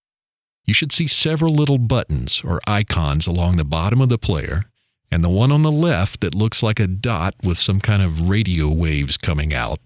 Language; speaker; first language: English; native; English